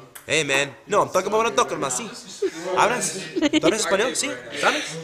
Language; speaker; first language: Spanish; non-native, learner; English